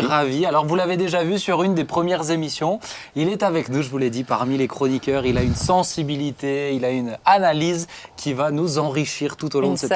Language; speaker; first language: French; native; French